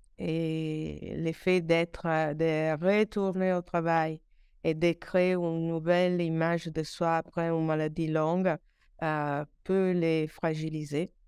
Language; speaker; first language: French; non-native, fluent; Italian